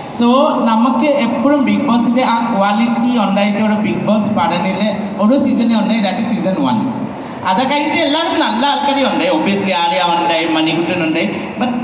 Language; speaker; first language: Malayalam; non-native, local second language; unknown